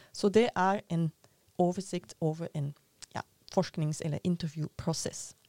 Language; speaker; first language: Norwegian; non-native, fluent; Dutch